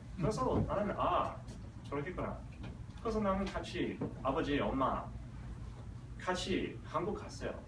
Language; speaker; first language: Korean; early bilingual, other home language; English